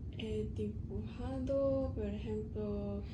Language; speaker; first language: Spanish; non-native, learner; Cantonese